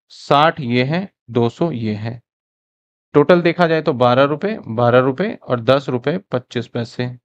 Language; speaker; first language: Hindi; native; Hindi